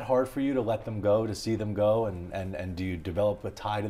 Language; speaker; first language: English; native; English